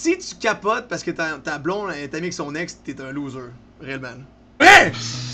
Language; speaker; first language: French; native; French